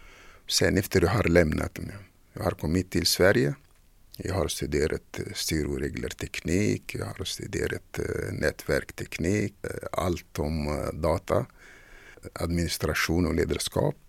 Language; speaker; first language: Swedish; non-native, fluent; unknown